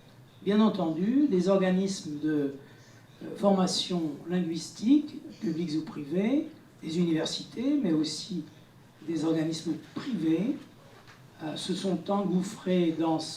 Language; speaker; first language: French; native; French